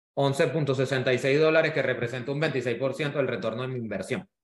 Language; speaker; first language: Spanish; native; Spanish